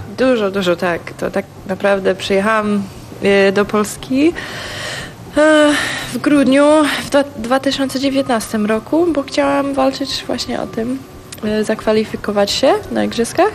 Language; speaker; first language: Polish; non-native, fluent; English